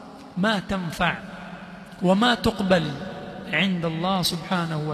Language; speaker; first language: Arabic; non-native, fluent; Swahili